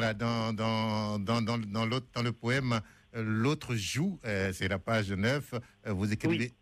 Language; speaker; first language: French; native; French